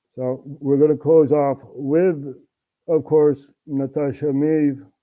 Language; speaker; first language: English; non-native, fluent; Dutch